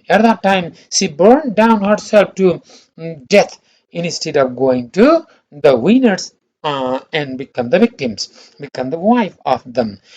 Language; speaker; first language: English; non-native, local second language; Nepali